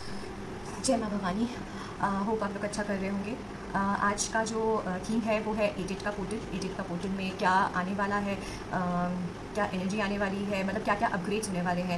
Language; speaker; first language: Hindi; native; Hindi